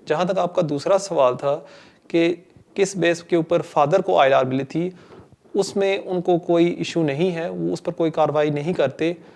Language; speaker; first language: Urdu; non-native, local second language; Punjabi